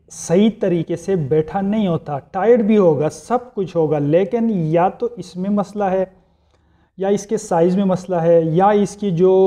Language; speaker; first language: Urdu; non-native, local second language; Punjabi